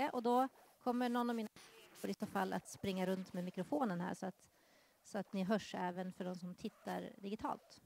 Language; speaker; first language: Swedish; native; Swedish